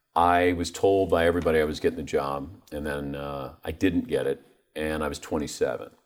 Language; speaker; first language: English; native; English